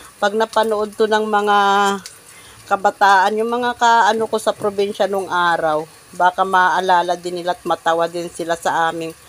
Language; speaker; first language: Filipino; non-native, local second language; Iloko